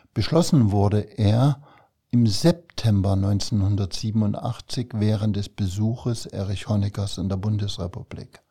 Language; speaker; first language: German; native; German